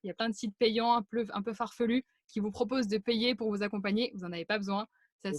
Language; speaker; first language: French; native; French